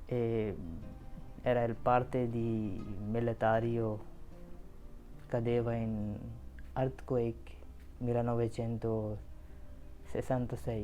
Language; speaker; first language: Italian; non-native, learner; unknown